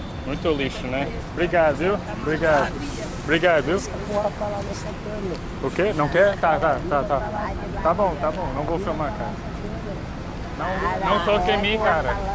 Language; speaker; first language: Portuguese; non-native, learner; English